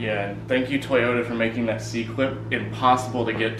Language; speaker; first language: English; native; English